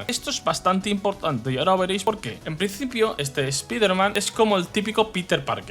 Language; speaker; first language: Spanish; native; Spanish